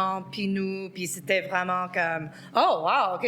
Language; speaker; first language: French; non-native, local second language; English